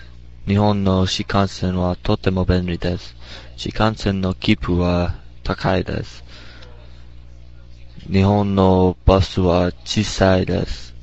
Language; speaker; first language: Japanese; non-native, learner; English